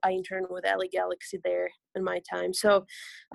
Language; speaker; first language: English; non-native, fluent; Portuguese